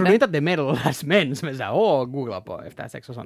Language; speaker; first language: Swedish; native; Swedish